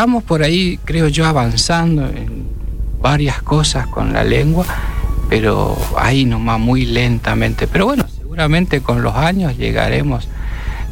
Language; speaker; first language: Spanish; native; Spanish